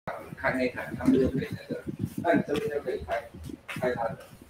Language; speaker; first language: Chinese; native; Chinese